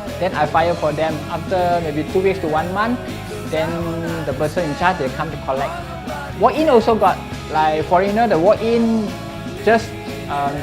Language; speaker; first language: English; non-native, local second language; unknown